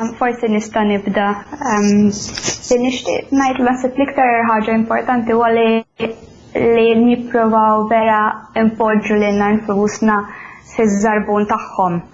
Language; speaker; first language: Maltese; non-native, fluent; Finnish